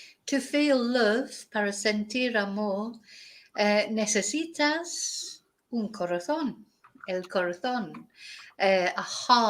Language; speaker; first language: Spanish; non-native, fluent; English